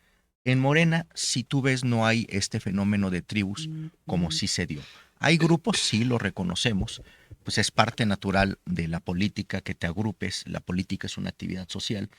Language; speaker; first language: Spanish; native; Spanish